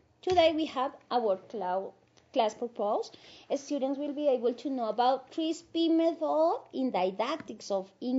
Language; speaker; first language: English; non-native, fluent; Spanish